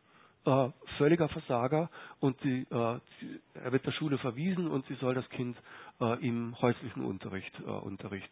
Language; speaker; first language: German; native; German